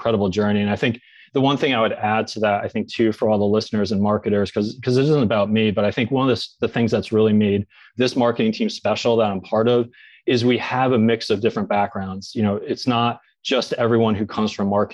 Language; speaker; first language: English; native; English